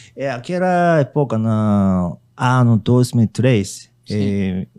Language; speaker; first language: Portuguese; non-native, learner; Japanese